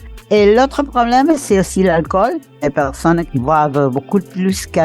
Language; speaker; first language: French; non-native, fluent; Spanish